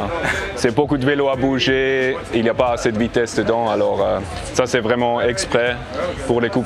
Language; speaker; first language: French; non-native, learner; English